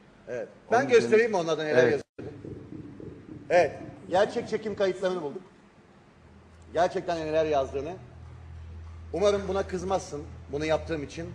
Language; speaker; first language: Turkish; native; Turkish